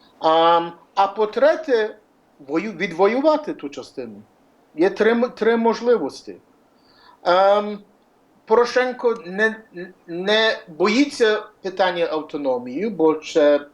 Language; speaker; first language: Ukrainian; early bilingual, heritage; Ukrainian